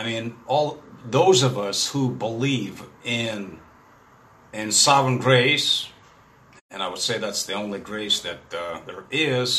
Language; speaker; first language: English; non-native, fluent; Russian